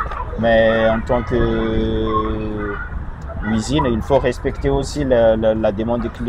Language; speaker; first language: French; non-native, fluent; Chinese